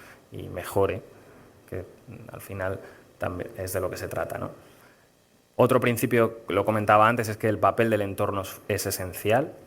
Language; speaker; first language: Spanish; native; Spanish